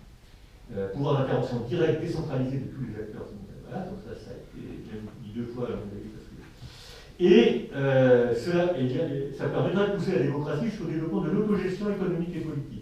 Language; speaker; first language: French; native; French